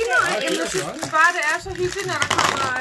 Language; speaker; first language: Danish; native; Danish